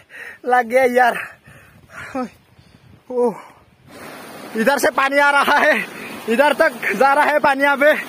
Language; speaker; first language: Hindi; non-native, local second language; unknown